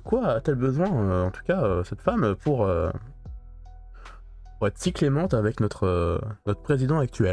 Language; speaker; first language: French; native; French